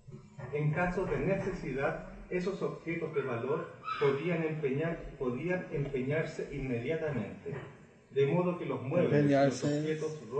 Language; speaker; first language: Spanish; native; Spanish